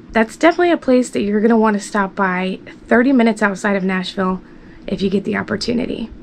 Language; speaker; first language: English; native; English